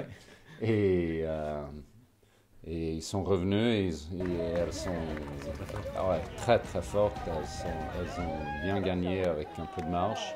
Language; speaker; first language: French; non-native, fluent; Swedish